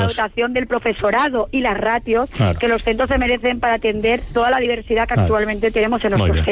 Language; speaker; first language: Spanish; native; Spanish